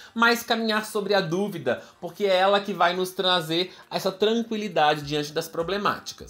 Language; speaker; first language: Portuguese; native; Portuguese